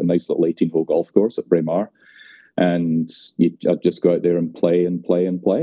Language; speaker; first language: English; native; English